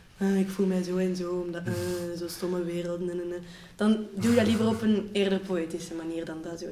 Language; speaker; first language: Dutch; native; Dutch